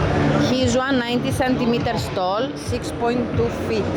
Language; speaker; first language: English; non-native, learner; Serbian